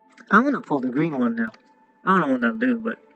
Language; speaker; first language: English; native; English